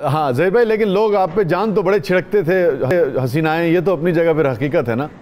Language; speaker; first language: Urdu; native; Urdu